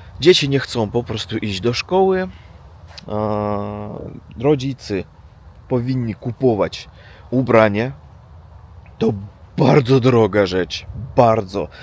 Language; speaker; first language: Polish; non-native, learner; Russian